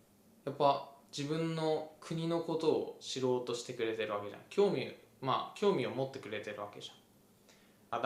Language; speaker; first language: Japanese; native; Japanese